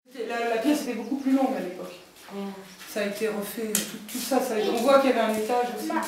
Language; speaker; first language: French; native; French